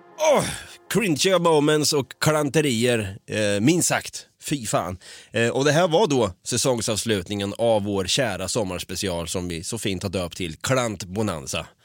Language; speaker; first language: Swedish; native; Swedish